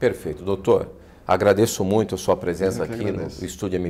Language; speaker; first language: Portuguese; native; Portuguese